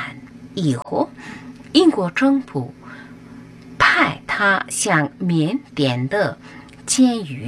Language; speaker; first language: Chinese; non-native, fluent; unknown